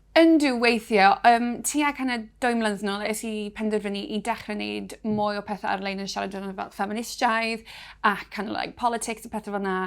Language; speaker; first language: Welsh; non-native, local second language; English